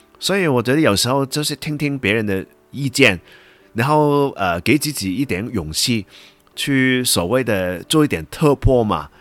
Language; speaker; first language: Chinese; non-native, local second language; Cantonese